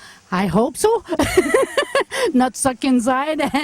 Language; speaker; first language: English; non-native, local second language; French